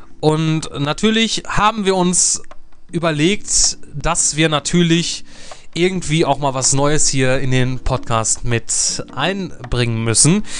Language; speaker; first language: German; native; German